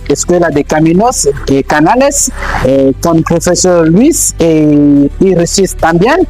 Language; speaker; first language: Spanish; non-native, learner; French